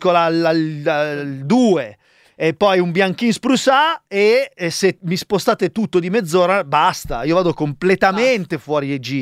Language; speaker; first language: Italian; native; Italian